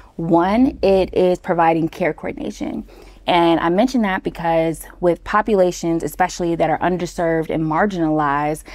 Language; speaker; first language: English; native; English